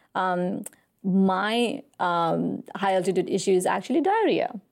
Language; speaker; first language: English; non-native, local second language; Nepali